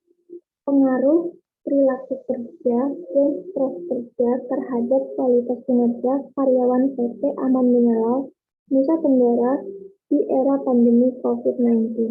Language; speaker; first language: Indonesian; native; Indonesian